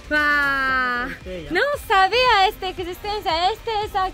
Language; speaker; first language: Spanish; non-native, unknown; Japanese